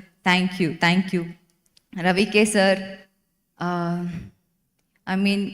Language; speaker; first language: Telugu; non-native, fluent; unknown